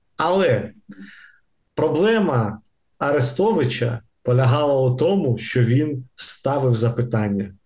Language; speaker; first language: Ukrainian; non-native, local second language; Russian